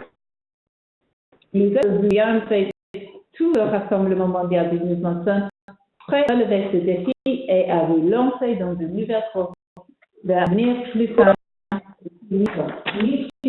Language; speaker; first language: French; non-native, fluent; English